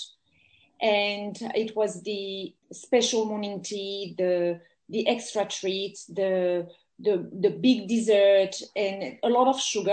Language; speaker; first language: English; non-native, fluent; French